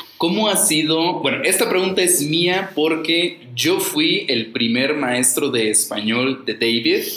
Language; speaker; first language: Spanish; native; Spanish